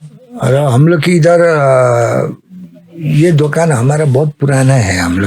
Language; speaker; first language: Hindi; non-native, learner; Nepali